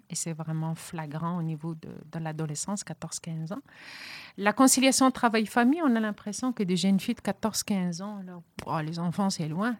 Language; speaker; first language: French; non-native, local second language; Arabic